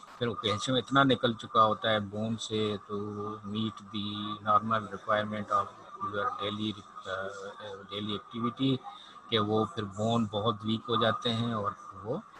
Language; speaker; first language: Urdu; native; Urdu